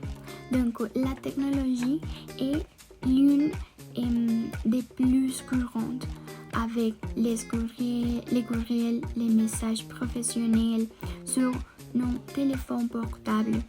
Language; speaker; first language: French; non-native, learner; Spanish